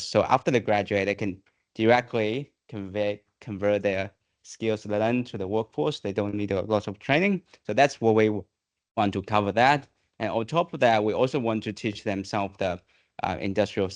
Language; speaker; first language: English; non-native, fluent; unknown